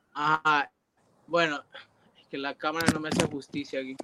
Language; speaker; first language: Spanish; early bilingual, heritage; Spanish